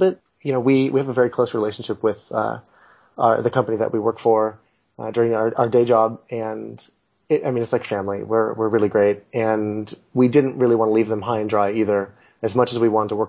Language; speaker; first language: English; native; English